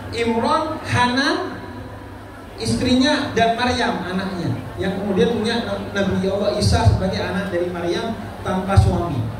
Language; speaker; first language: Indonesian; non-native, local second language; Madurese